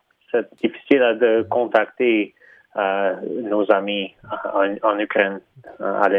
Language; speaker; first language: French; early bilingual, heritage; Ukrainian